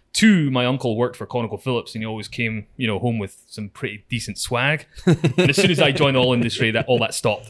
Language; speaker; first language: English; native; English